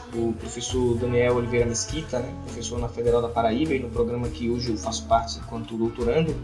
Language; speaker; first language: Portuguese; native; Portuguese